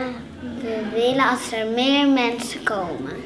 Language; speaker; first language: Dutch; non-native, learner; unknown